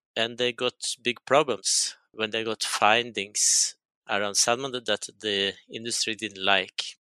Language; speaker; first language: English; non-native, fluent; Norwegian